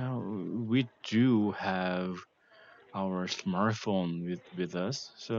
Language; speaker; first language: English; non-native, learner; Korean